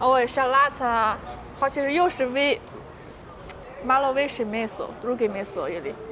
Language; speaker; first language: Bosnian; non-native, learner; Chinese